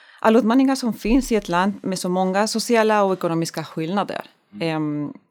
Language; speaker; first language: Swedish; non-native, learner; Spanish